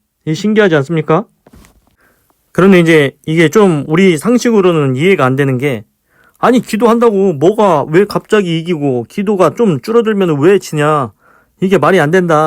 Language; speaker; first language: Korean; native; Korean